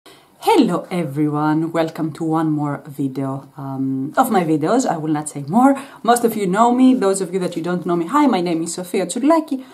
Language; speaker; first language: English; non-native, fluent; Greek